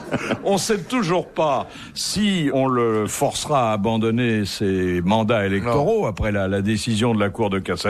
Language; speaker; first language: French; native; French